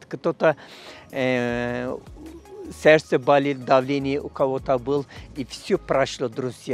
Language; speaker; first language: Russian; non-native, learner; Turkish